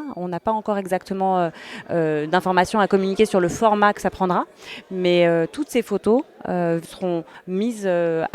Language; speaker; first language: French; native; French